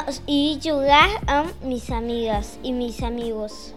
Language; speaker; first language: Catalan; non-native, learner; Portuguese